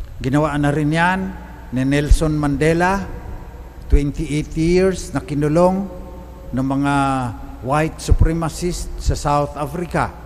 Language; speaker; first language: Filipino; non-native, local second language; Cebuano